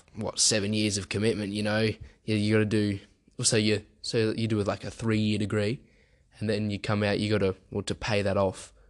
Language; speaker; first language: English; early bilingual, other home language; German